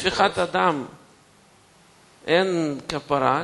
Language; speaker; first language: Hebrew; non-native, fluent; Russian